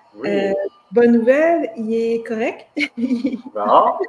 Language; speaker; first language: French; native; French